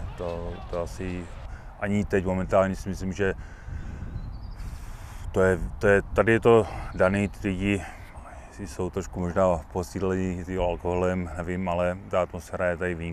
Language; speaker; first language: Czech; native; Czech